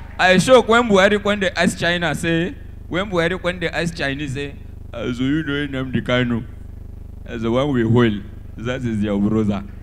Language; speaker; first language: Nigerian Pidgin; non-native, local second language; Hausa